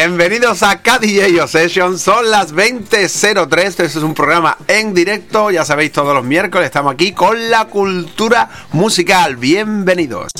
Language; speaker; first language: Spanish; native; Spanish